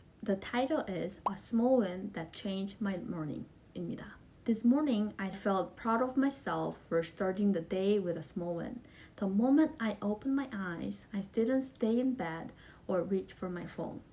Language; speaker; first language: English; non-native, fluent; Korean